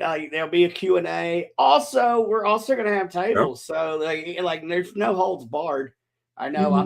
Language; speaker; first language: English; native; English